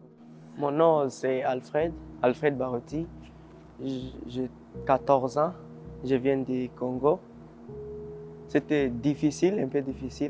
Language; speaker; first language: French; early bilingual, other home language; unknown